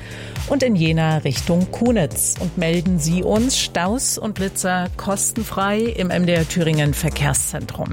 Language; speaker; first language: German; native; German